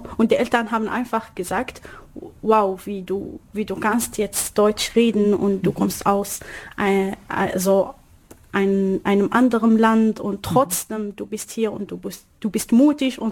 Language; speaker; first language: German; non-native, learner; Arabic